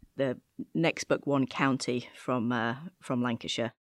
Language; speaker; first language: English; native; English